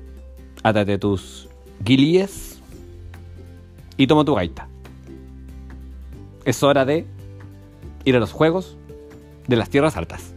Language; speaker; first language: Spanish; native; Spanish